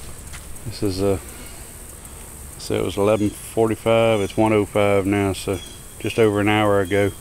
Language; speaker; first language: English; native; English